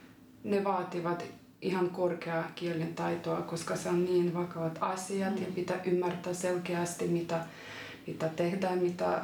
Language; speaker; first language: Finnish; non-native, fluent; Ukrainian